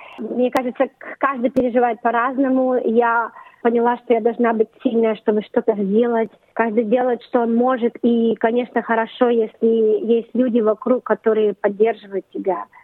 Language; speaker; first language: Russian; native; Russian